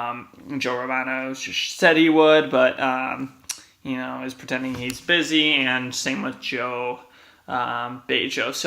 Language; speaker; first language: English; native; English